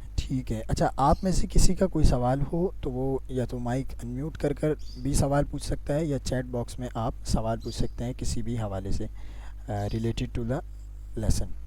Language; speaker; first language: Urdu; native; Urdu